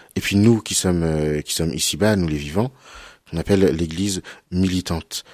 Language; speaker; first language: French; native; French